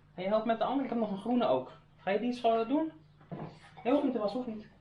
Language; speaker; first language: Dutch; native; Dutch